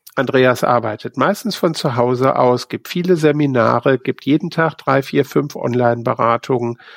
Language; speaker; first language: German; native; German